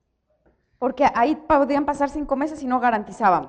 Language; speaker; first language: Spanish; native; Spanish